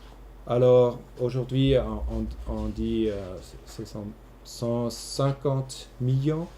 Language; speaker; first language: French; non-native, local second language; German